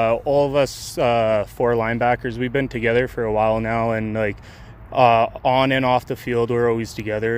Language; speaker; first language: English; native; English